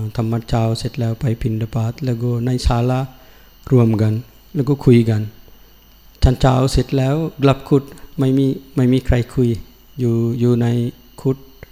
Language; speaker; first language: Thai; non-native, learner; Sinhala